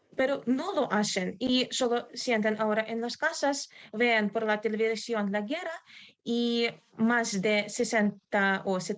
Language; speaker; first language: Spanish; non-native, learner; Ukrainian